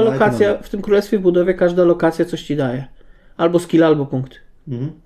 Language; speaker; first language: Polish; native; Polish